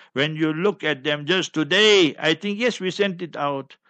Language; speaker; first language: English; native; English